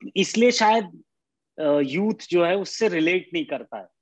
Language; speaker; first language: Hindi; native; Hindi